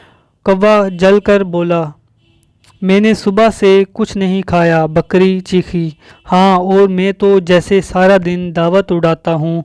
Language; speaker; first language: Urdu; native; Urdu